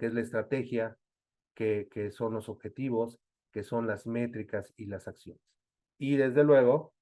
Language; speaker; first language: Spanish; native; Spanish